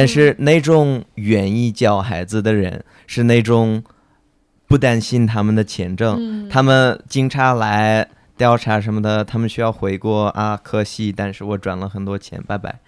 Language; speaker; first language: Chinese; non-native, fluent; English